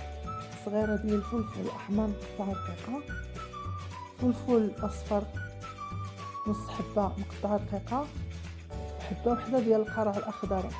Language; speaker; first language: Arabic; native; Arabic